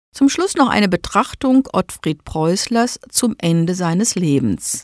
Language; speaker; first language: German; native; German